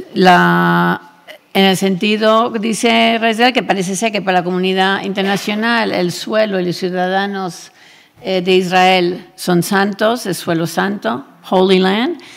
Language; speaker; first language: Spanish; native; Spanish